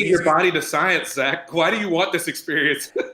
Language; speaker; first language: English; native; English